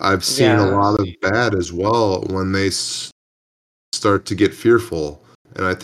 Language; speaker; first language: English; native; English